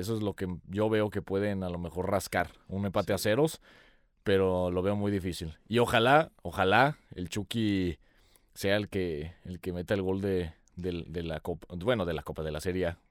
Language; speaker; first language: Spanish; native; Spanish